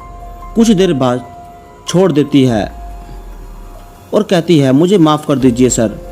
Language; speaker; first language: Hindi; native; Hindi